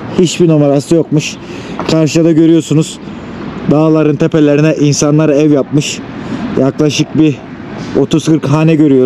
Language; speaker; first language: Turkish; native; Turkish